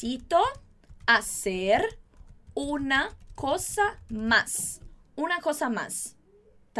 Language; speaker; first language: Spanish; non-native, fluent; Portuguese